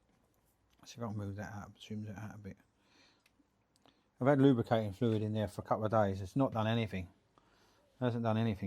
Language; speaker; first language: English; native; English